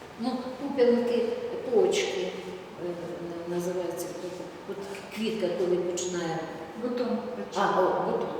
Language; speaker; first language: Ukrainian; native; Ukrainian